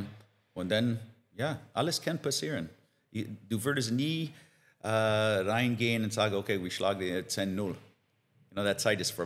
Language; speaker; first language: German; non-native, learner; English